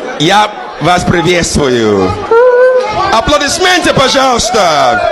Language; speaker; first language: Russian; non-native, fluent; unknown